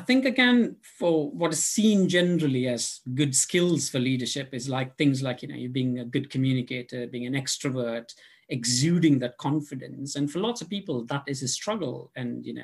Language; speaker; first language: English; non-native, local second language; Tamil